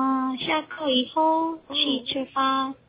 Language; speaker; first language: Chinese; non-native, learner; Korean